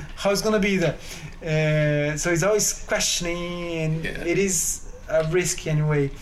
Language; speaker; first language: English; non-native, fluent; Portuguese